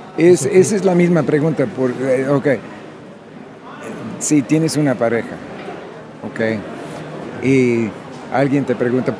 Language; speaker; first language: Spanish; non-native, fluent; English